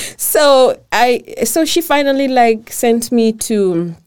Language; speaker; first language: English; non-native, local second language; Kikuyu